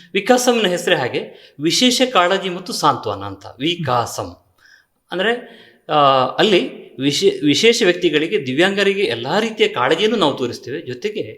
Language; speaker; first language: Kannada; native; Kannada